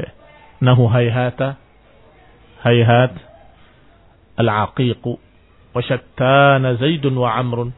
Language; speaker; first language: Arabic; non-native, fluent; Indonesian